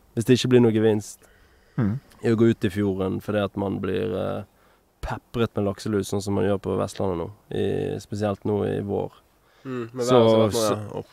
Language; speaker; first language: Norwegian; native; Norwegian